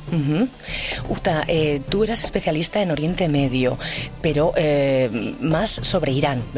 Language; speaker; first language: Spanish; native; Spanish